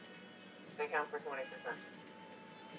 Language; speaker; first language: English; native; English